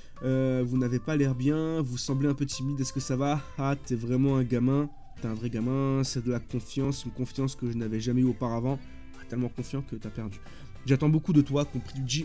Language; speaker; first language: French; native; French